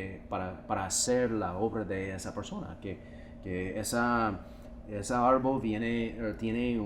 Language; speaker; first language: Spanish; non-native, fluent; English